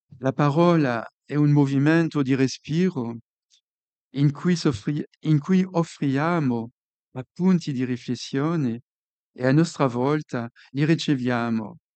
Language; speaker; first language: Italian; non-native, fluent; French